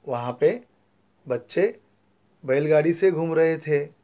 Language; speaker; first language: Hindi; non-native, local second language; Marathi